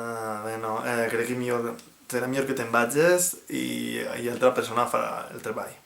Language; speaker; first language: Catalan; native; Catalan